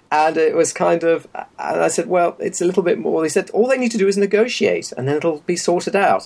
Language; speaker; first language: English; native; English